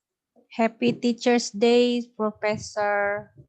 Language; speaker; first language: English; non-native, learner; Indonesian